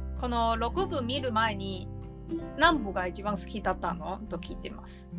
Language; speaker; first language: Japanese; non-native, learner; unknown